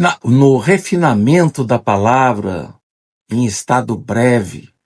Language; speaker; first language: Portuguese; native; Portuguese